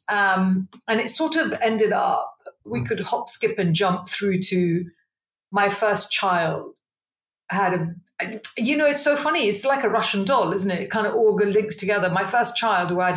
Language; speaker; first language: English; non-native, local second language; Punjabi